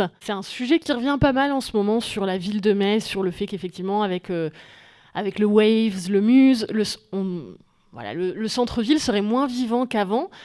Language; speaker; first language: French; native; French